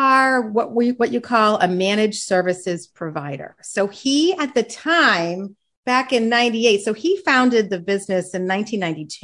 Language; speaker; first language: English; native; English